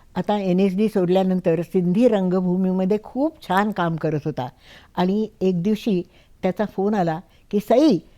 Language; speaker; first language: Marathi; native; Marathi